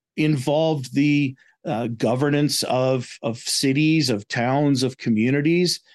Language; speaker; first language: English; native; English